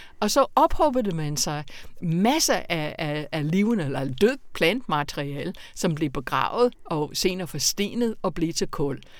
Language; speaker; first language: Danish; non-native, fluent; English